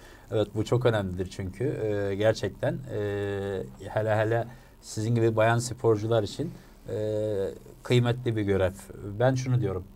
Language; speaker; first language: Turkish; native; Turkish